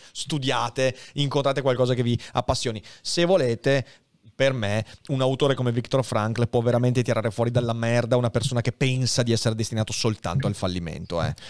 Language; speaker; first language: Italian; native; Italian